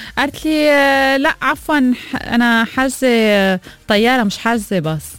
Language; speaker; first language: Arabic; native; Arabic